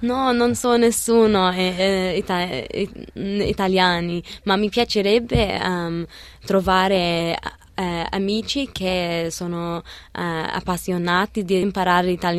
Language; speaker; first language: Italian; early bilingual, other home language; Arabic